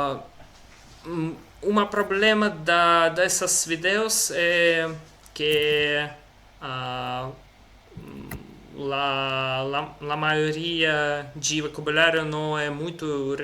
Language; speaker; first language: Portuguese; non-native, learner; Russian